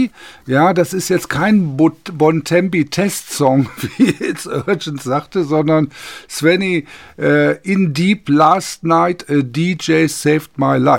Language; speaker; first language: German; native; German